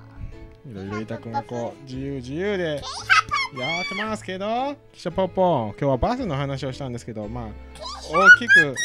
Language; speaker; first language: Japanese; native; Japanese